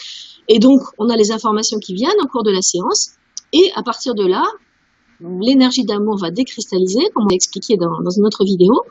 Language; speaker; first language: French; native; French